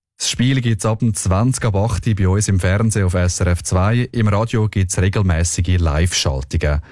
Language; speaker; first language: German; native; German